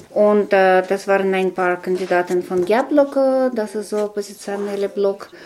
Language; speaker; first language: German; non-native, fluent; Russian